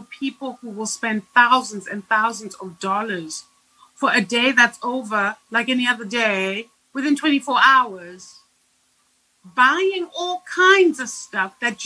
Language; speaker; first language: English; non-native, local second language; Shona